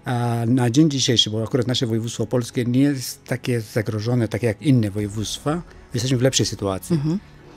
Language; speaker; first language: Polish; non-native, fluent; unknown